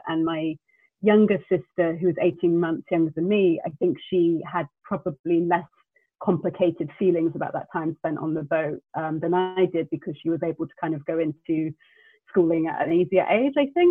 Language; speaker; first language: English; native; English